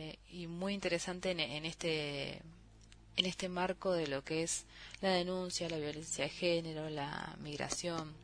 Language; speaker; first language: Spanish; native; Spanish